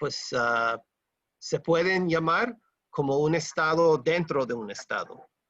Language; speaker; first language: Spanish; non-native, fluent; English